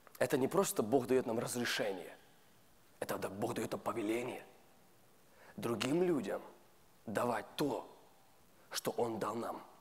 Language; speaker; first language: Russian; native; Russian